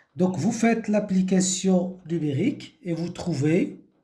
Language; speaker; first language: French; non-native, local second language; Arabic